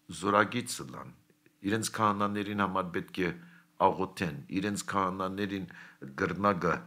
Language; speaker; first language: Armenian; early bilingual, heritage; Armenian